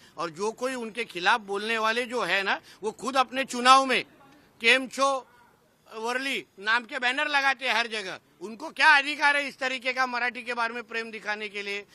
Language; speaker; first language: Hindi; non-native, local second language; Marathi